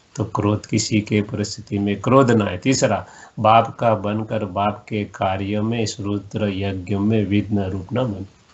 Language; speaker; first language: Hindi; non-native, local second language; Gujarati